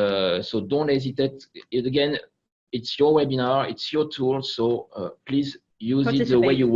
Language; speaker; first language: English; non-native, fluent; French